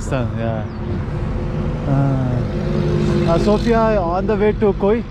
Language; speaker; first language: English; non-native, learner; Hindi